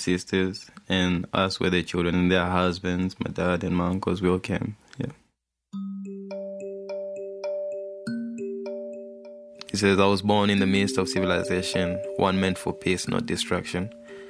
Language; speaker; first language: English; non-native, fluent; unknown